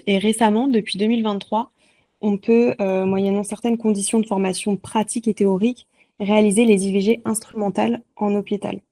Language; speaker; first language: French; native; French